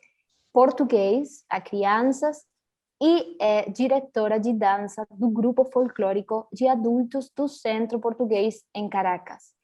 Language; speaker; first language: Portuguese; early bilingual, heritage; Portuguese